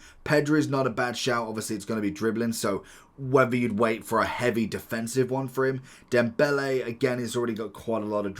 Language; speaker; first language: English; native; English